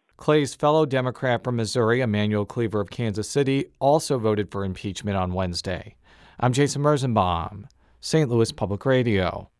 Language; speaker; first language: English; native; English